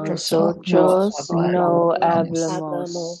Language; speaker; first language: Spanish; non-native, learner; English